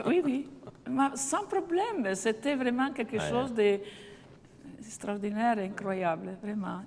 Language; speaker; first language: French; non-native, fluent; Italian